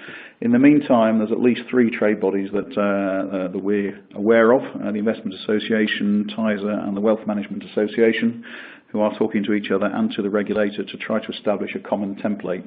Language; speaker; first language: English; native; English